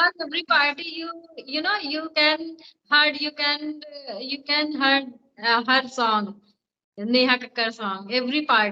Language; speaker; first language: English; non-native, learner; Hindi